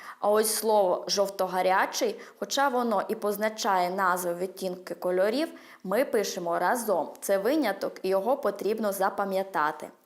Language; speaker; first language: Ukrainian; early bilingual, heritage; Ukrainian